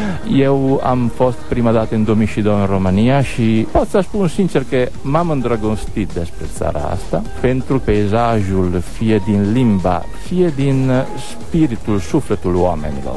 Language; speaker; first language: Romanian; non-native, fluent; Italian